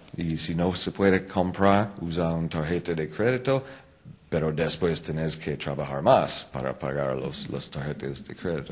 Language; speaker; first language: Spanish; non-native, fluent; English